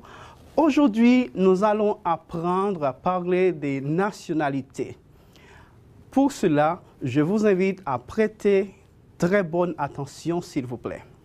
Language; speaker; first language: French; non-native, fluent; Spanish